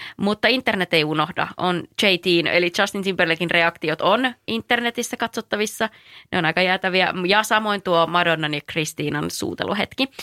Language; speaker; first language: Finnish; native; Finnish